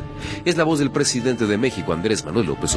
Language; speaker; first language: Spanish; native; Spanish